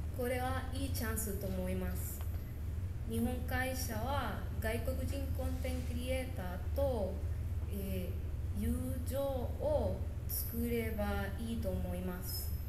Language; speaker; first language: Japanese; non-native, learner; Spanish